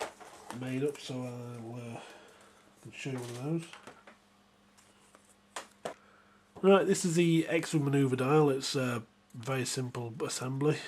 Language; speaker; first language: English; native; English